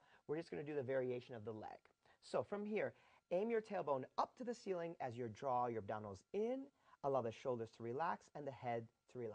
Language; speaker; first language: English; native; English